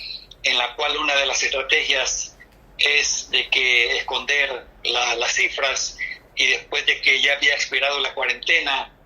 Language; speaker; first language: Spanish; native; Spanish